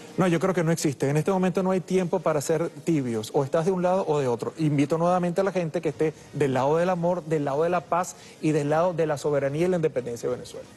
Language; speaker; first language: Spanish; early bilingual, other home language; English